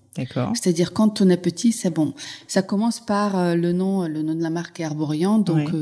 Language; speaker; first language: French; non-native, fluent; Hungarian